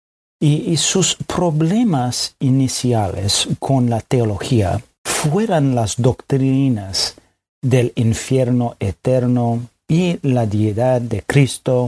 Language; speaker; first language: Spanish; non-native, fluent; English